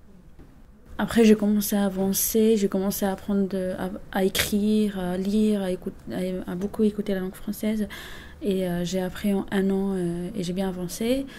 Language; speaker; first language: French; non-native, fluent; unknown